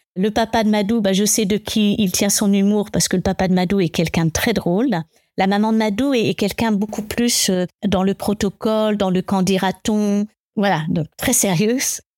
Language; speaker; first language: French; native; French